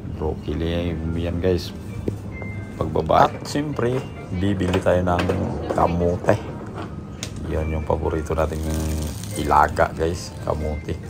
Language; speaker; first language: Filipino; non-native, local second language; Cebuano